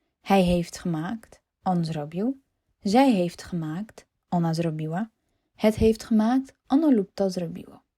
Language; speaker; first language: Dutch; non-native, fluent; Polish